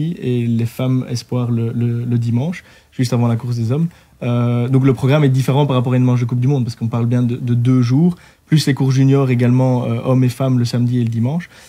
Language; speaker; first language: French; native; French